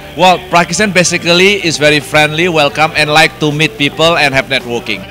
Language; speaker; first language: English; non-native, fluent; Indonesian